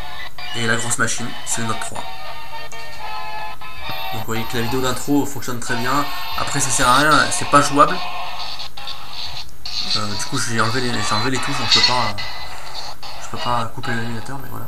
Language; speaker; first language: French; native; French